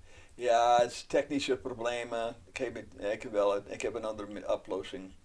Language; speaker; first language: Dutch; non-native, fluent; English